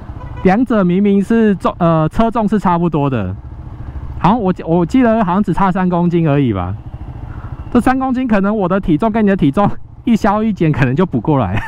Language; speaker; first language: Chinese; native; Chinese